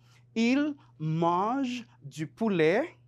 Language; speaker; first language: French; non-native, fluent; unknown